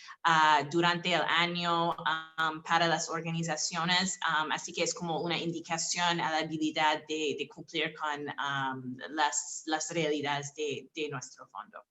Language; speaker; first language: Spanish; non-native, fluent; English